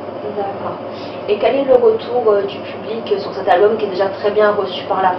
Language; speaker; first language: French; native; French